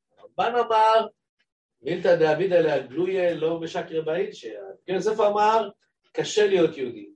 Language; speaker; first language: Hebrew; native; Hebrew